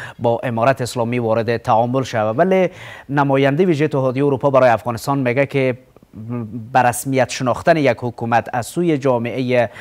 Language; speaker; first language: Persian; native; Persian